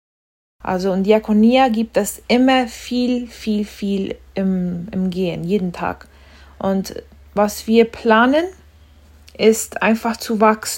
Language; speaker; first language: German; non-native, fluent; Spanish